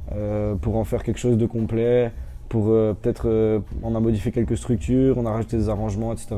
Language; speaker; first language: French; native; French